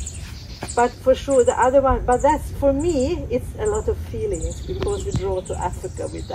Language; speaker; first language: English; non-native, fluent; Swedish